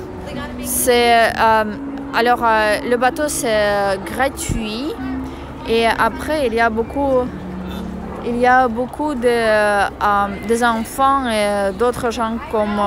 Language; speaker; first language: French; non-native, fluent; Russian